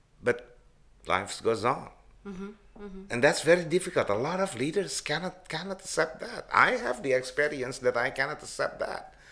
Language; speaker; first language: English; non-native, fluent; Indonesian